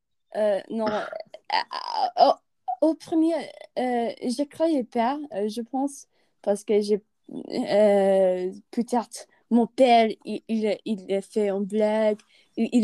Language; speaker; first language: French; non-native, learner; English